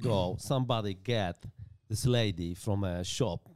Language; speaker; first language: English; non-native, learner; Polish